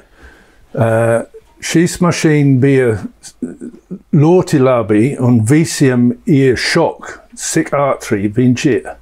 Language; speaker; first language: Latvian; non-native, learner; English